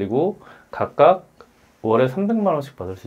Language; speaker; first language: Korean; native; Korean